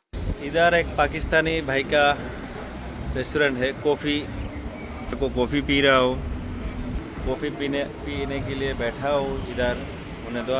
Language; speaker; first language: Hindi; non-native, learner; Bangla